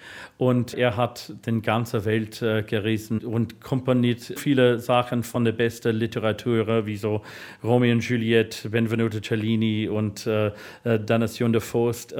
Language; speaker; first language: German; non-native, fluent; English